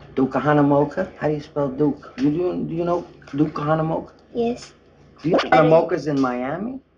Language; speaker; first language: English; native; English